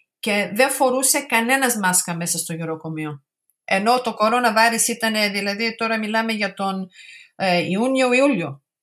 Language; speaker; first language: Greek; early bilingual, heritage; Greek